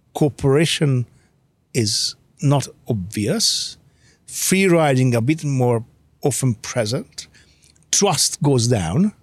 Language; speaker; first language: English; non-native, fluent; Hungarian